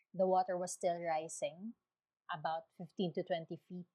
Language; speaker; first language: English; non-native, local second language; Waray